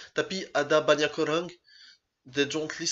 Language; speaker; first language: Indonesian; non-native, learner; French